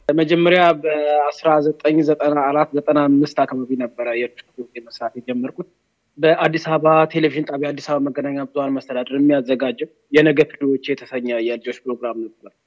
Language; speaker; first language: Amharic; native; Amharic